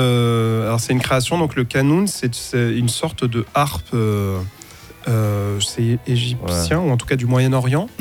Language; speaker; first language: French; native; French